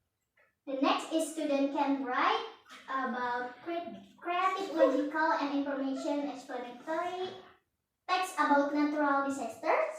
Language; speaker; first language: English; non-native, learner; Indonesian